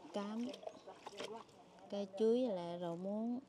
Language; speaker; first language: Vietnamese; non-native, local second language; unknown